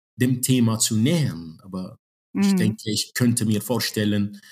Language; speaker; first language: German; non-native, fluent; Arabic